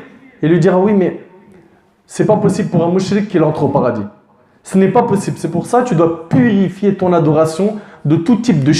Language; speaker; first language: French; native; French